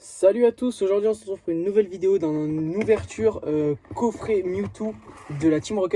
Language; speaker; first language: French; native; French